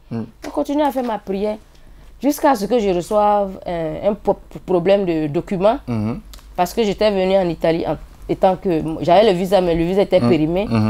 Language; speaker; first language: French; non-native, local second language; Dyula